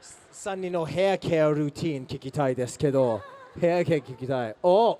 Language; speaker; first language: Japanese; non-native, learner; English